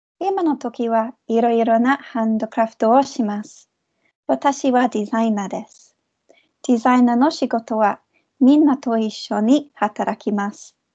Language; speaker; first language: Japanese; non-native, fluent; English